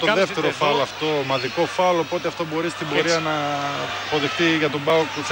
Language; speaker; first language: Greek; native; Greek